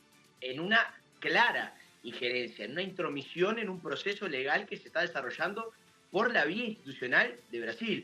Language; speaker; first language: Spanish; native; Spanish